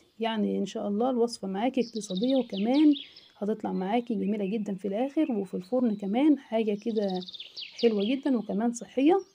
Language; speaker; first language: Arabic; native; Arabic